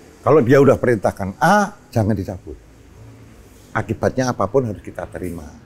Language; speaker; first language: Indonesian; non-native, local second language; Javanese